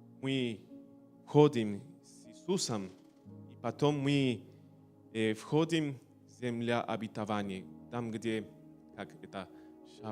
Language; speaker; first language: Russian; non-native, learner; Spanish